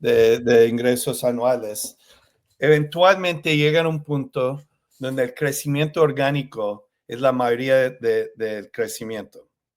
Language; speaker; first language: Spanish; early bilingual, heritage; Spanish